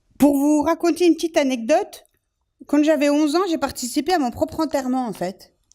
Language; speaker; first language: French; early bilingual, other home language; Persian